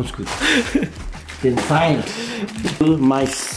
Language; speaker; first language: Danish; non-native, fluent; Chinese